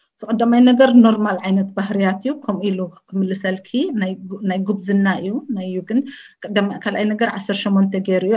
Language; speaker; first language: Tigrinya; early bilingual, heritage; Tigrinya